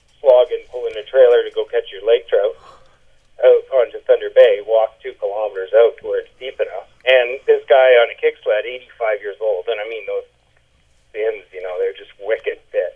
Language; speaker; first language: English; native; English